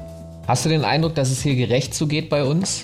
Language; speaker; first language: German; native; German